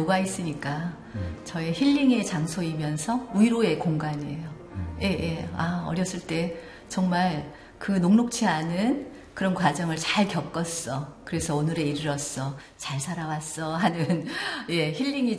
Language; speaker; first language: Korean; native; Korean